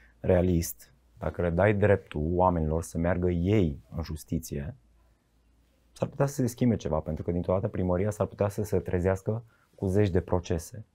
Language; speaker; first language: Romanian; native; Romanian